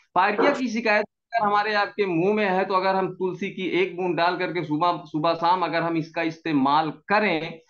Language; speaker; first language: Hindi; native; Hindi